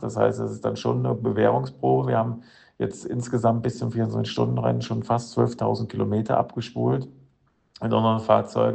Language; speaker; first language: German; native; German